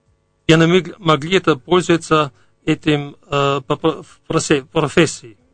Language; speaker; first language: Russian; non-native, fluent; German